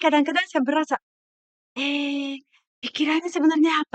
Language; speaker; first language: Indonesian; non-native, fluent; Japanese